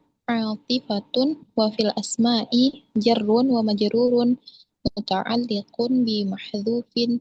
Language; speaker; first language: Arabic; non-native, learner; Indonesian